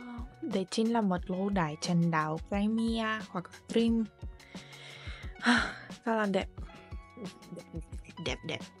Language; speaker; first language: Vietnamese; non-native, learner; Russian